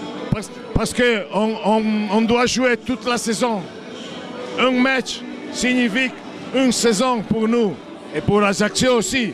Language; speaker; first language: French; non-native, fluent; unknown